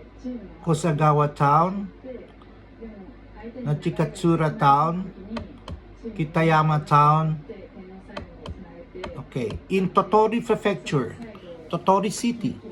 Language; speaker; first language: English; non-native, local second language; Filipino